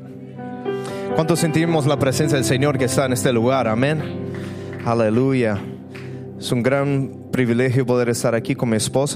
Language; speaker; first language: Spanish; early bilingual, other home language; English